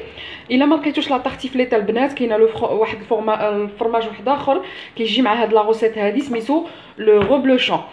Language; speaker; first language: Arabic; native; Arabic